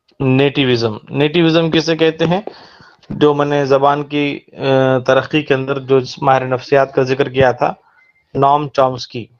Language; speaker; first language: Urdu; native; Urdu